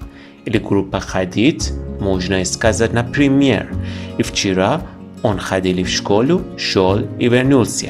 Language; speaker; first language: Russian; non-native, fluent; Persian